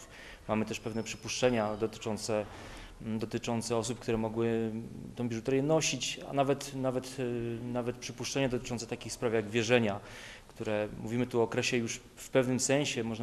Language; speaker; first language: Polish; native; Polish